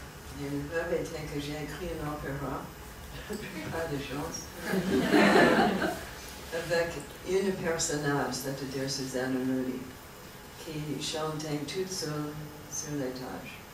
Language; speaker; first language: French; non-native, learner; English